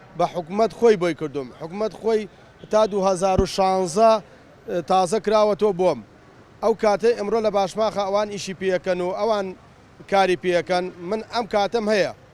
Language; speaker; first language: Central Kurdish; native; Central Kurdish